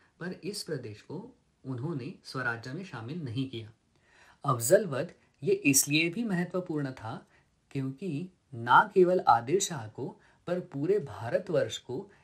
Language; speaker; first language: Hindi; non-native, local second language; Marathi